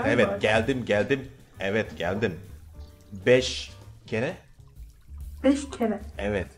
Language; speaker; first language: Turkish; non-native, learner; Indonesian